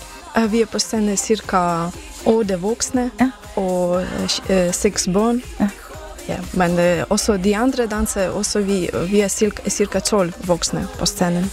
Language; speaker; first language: Danish; non-native, learner; Ukrainian